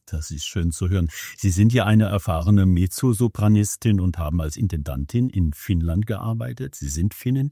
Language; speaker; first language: German; native; German